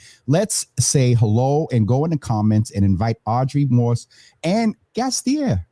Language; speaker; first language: English; native; English